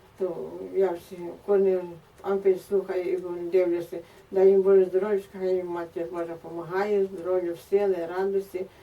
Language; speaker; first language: Ukrainian; native; Ukrainian